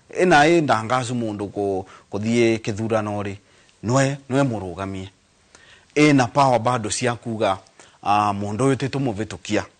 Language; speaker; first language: Kikuyu; non-native, local second language; Embu